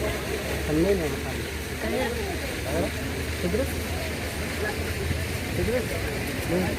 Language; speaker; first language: Arabic; non-native, fluent; Oromo